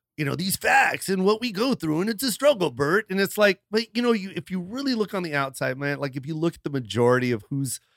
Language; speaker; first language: English; early bilingual, other home language; Filipino